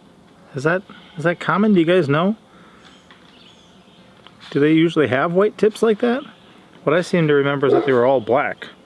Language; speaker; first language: English; native; English